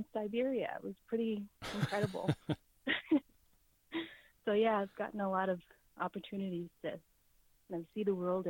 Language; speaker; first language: English; native; English